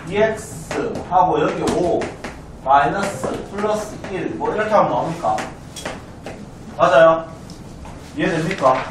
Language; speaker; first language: Korean; native; Korean